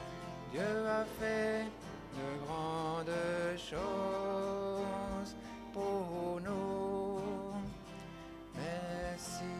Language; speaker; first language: French; native; French